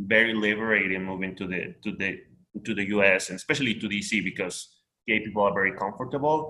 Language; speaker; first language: English; non-native, fluent; Spanish